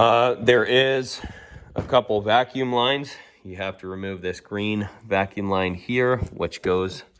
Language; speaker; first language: English; native; English